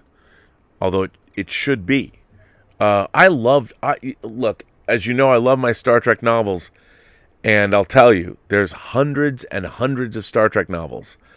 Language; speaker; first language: English; native; English